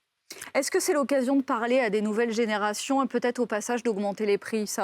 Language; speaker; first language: French; native; French